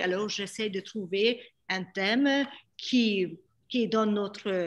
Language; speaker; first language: French; non-native, fluent; Hungarian